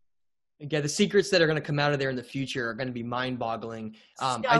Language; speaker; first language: English; native; English